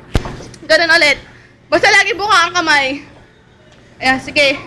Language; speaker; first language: Filipino; native; Filipino